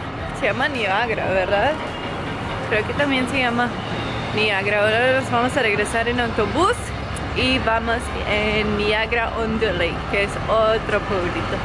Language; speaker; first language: Spanish; non-native, fluent; Croatian